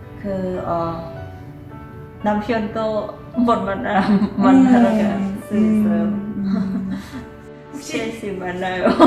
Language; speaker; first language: Korean; non-native, learner; Khmer